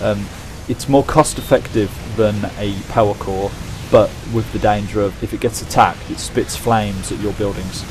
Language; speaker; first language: English; native; English